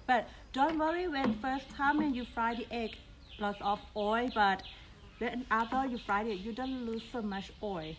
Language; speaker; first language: English; non-native, learner; Thai